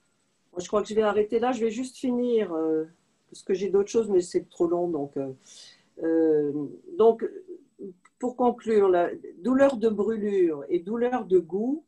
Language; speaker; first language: French; native; French